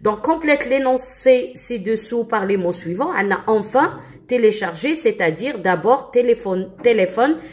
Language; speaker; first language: French; non-native, local second language; Arabic